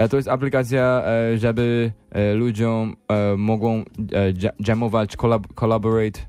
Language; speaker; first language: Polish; non-native, learner; English